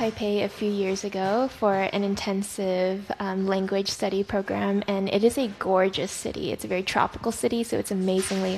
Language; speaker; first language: English; non-native, local second language; Chinese